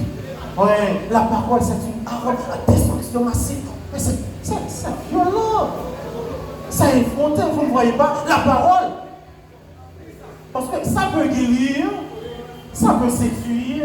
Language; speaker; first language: French; non-native, local second language; Haitian Creole